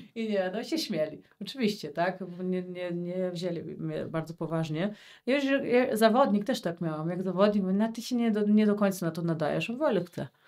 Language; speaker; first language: Polish; early bilingual, heritage; Polish